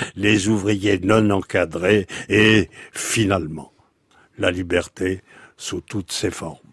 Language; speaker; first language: French; native; French